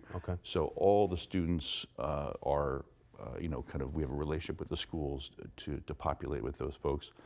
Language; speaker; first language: English; native; English